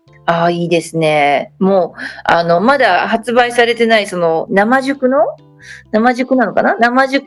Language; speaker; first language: Japanese; native; Japanese